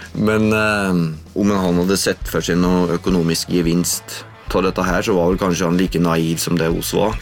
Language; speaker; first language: Norwegian; native; Norwegian